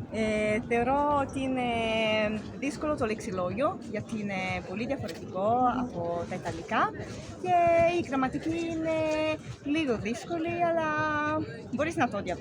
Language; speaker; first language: Greek; non-native, learner; Italian